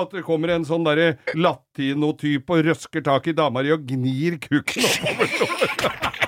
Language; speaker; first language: Norwegian; native; Norwegian